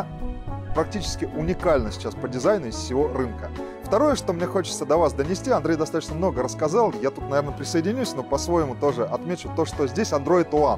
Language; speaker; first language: Russian; native; Russian